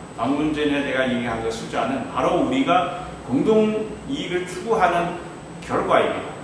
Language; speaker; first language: Korean; non-native, fluent; Chinese